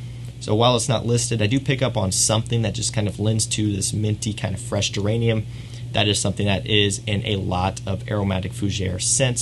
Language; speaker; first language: English; native; English